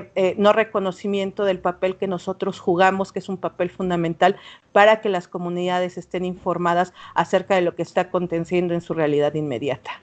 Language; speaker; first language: Spanish; native; Spanish